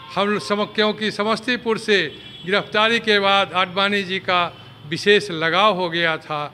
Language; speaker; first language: Hindi; native; Hindi